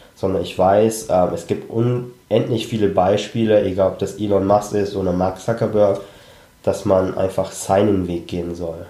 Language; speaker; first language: German; early bilingual, other home language; Cantonese